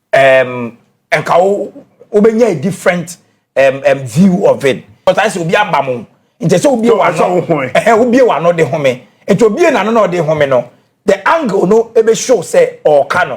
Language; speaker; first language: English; non-native, local second language; Akan